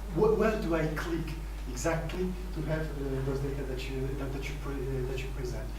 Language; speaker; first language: English; non-native, fluent; Polish